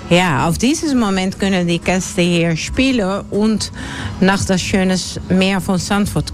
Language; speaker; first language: German; non-native, learner; Dutch